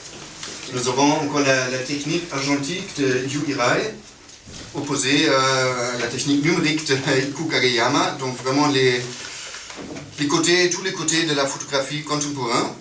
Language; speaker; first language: French; non-native, fluent; German